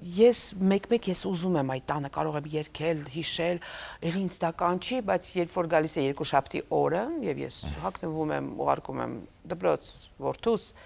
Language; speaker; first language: Armenian; native; Armenian